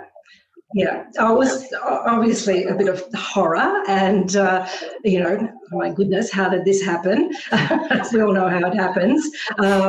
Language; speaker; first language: English; native; English